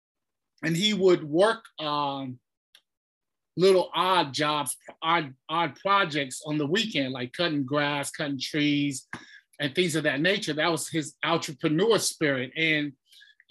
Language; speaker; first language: English; early bilingual, other home language; Tongan